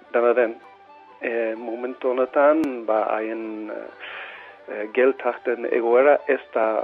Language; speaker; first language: Basque; non-native, fluent; English